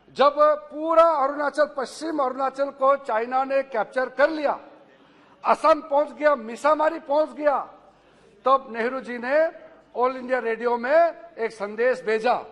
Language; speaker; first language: Hindi; non-native, local second language; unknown